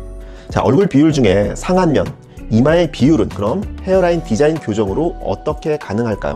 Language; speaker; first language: Korean; native; Korean